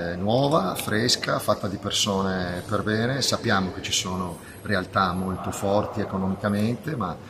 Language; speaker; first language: Italian; native; Italian